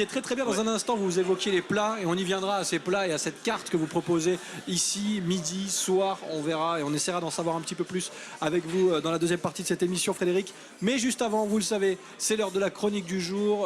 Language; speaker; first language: French; native; French